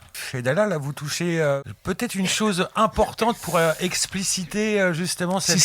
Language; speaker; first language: French; native; French